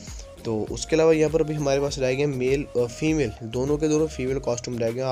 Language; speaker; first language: Hindi; native; Hindi